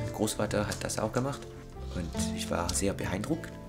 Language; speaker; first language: German; non-native, fluent; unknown